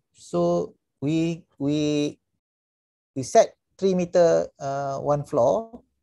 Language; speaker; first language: English; non-native, local second language; Malay